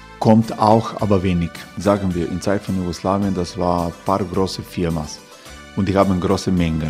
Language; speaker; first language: German; non-native, learner; Croatian